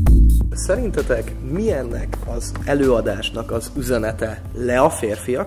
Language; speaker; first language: Hungarian; native; Hungarian